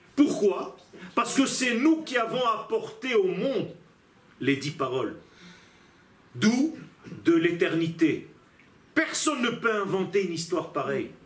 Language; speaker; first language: French; non-native, fluent; Hebrew